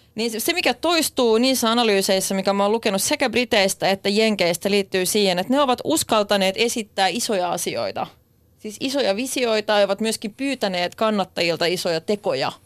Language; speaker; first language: Finnish; non-native, local second language; Swedish